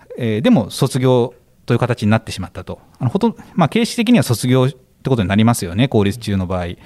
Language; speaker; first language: Japanese; native; Japanese